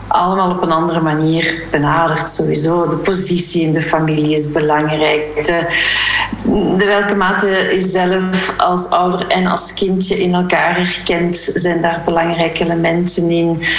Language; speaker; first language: Dutch; native; Dutch